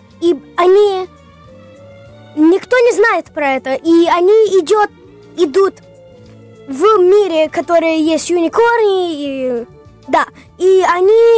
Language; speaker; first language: Russian; early bilingual, heritage; English